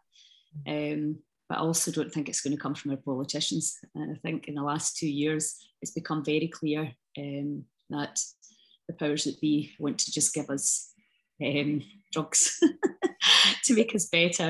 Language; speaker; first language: English; native; English